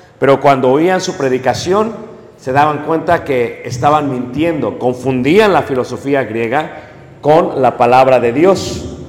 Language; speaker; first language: Spanish; native; Spanish